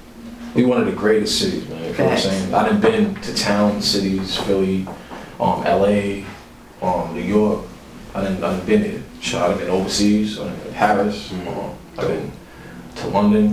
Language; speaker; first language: English; native; English